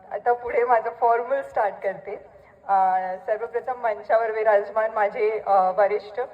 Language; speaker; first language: Marathi; non-native, local second language; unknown